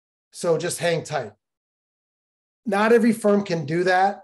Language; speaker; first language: English; native; English